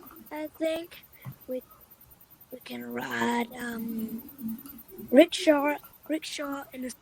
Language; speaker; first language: English; non-native, learner; Vietnamese